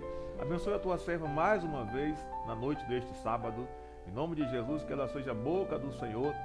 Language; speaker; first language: Portuguese; native; Portuguese